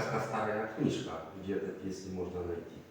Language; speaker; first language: Ukrainian; non-native, learner; Polish